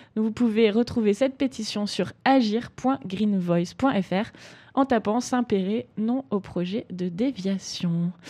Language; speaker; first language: French; native; French